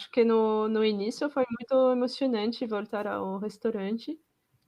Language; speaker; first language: Portuguese; non-native, fluent; French